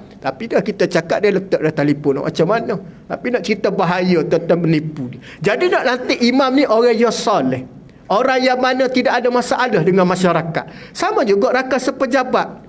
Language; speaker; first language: Malay; native; Malay